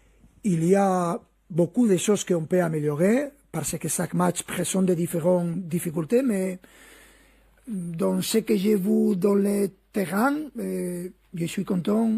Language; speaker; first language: French; non-native, fluent; Spanish